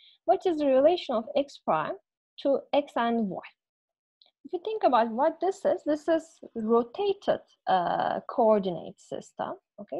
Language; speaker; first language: English; non-native, fluent; Turkish